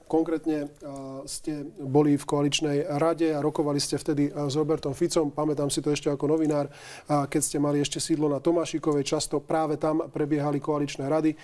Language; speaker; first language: Slovak; native; Slovak